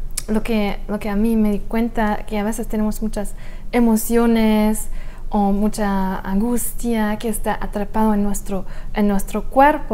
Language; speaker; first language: Spanish; non-native, fluent; German